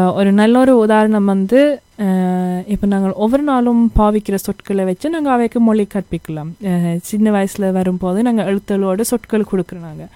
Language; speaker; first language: Tamil; early bilingual, heritage; Tamil